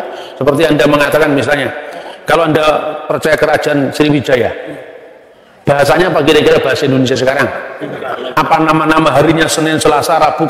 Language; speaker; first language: Indonesian; native; Indonesian